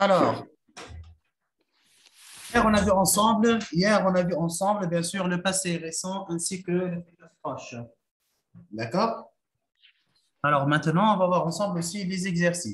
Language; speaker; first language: French; non-native, local second language; Arabic